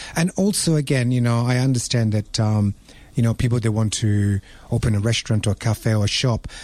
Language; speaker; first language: English; non-native, fluent; Italian